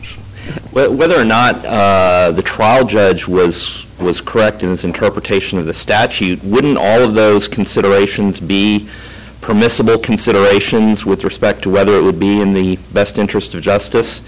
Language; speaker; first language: English; native; English